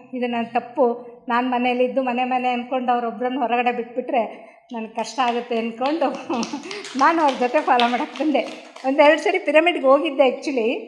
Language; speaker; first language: Kannada; native; Kannada